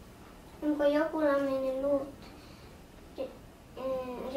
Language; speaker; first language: Finnish; early bilingual, heritage; Finnish